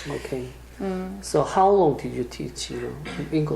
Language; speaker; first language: English; non-native, learner; Korean